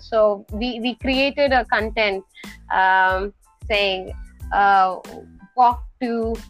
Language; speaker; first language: English; non-native, local second language; Telugu